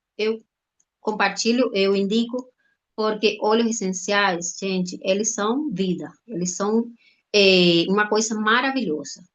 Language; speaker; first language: Portuguese; non-native, fluent; Spanish